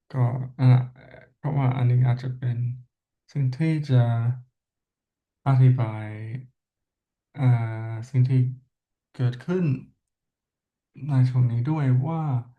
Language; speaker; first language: Thai; non-native, learner; English